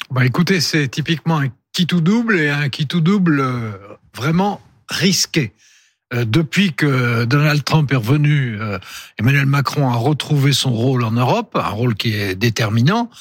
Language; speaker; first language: French; native; French